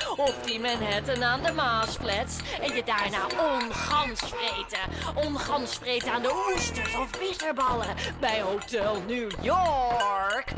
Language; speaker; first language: Dutch; native; Dutch